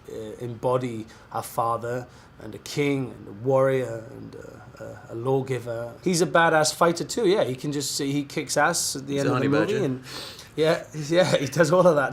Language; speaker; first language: English; native; English